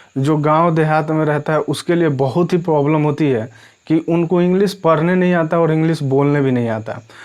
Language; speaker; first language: Hindi; native; Hindi